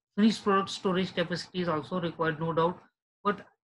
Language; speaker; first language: English; non-native, local second language; Marathi